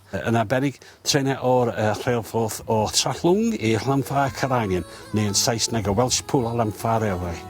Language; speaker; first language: Welsh; non-native, learner; English